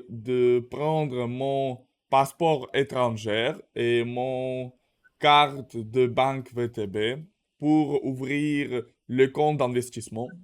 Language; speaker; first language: French; non-native, learner; Russian